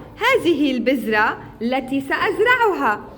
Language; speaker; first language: Arabic; native; Arabic